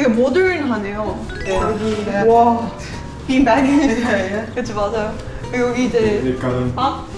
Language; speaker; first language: Korean; non-native, fluent; Estonian